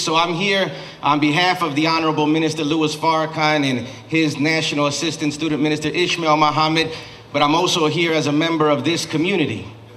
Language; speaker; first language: English; early bilingual, other home language; Spanish